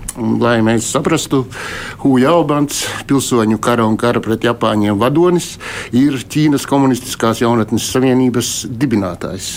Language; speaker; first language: Latvian; native; Latvian